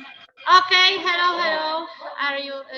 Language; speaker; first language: English; non-native, fluent; Polish